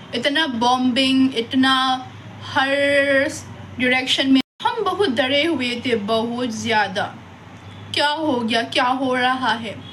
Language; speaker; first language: Hindi; non-native, local second language; Manipuri